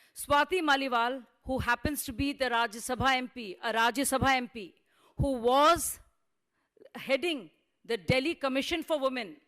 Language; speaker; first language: English; non-native, local second language; Hindi